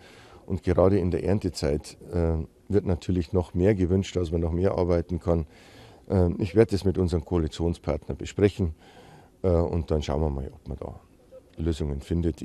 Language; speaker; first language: German; native; German